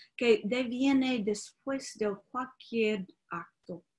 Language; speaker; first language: Spanish; non-native, fluent; English